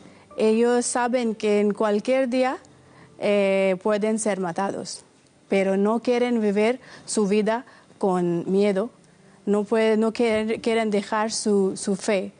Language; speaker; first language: Spanish; non-native, fluent; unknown